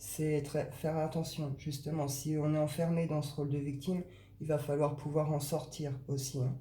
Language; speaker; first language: French; native; French